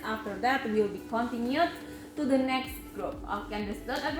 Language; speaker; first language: English; non-native, fluent; Indonesian